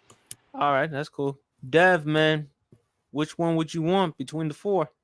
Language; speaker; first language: English; native; English